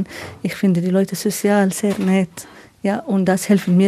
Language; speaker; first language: German; non-native, learner; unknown